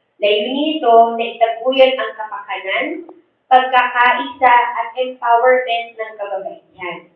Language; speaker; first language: Filipino; native; Filipino